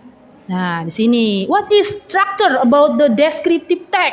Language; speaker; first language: English; non-native, learner; Indonesian